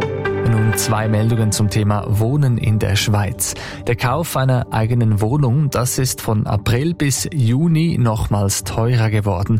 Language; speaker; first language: German; native; German